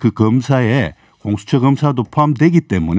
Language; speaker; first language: Korean; native; Korean